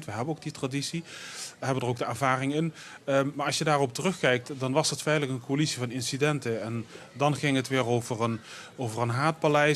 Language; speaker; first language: Dutch; native; Dutch